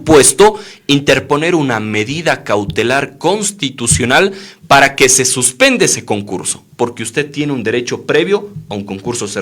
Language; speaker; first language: Spanish; native; Spanish